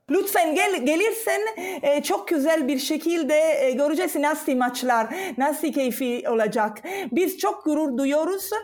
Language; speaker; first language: Turkish; non-native, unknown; Italian